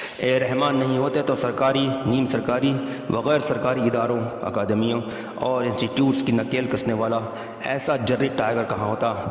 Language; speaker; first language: Urdu; native; Urdu